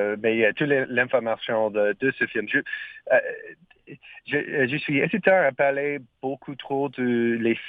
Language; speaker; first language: French; non-native, learner; English